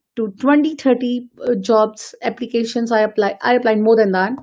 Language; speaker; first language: English; non-native, local second language; Hindi